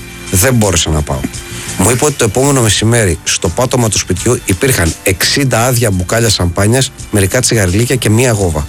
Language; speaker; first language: Greek; native; Greek